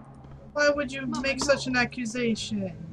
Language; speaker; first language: English; native; English